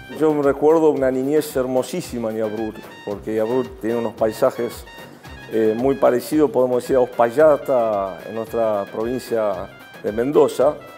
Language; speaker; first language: Spanish; early bilingual, other home language; Arabic